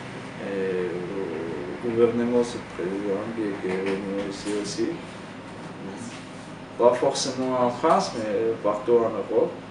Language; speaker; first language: French; non-native, fluent; Georgian